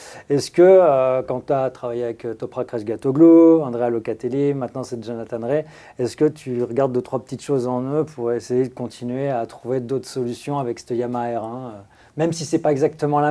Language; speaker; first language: French; native; French